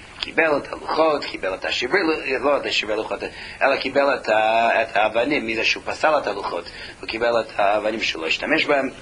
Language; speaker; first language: Hebrew; non-native, fluent; English